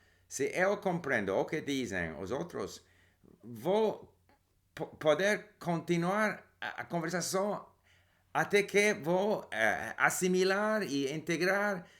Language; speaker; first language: Portuguese; non-native, learner; English